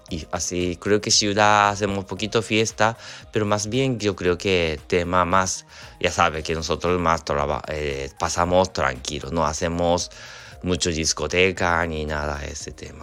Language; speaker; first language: Spanish; non-native, learner; Japanese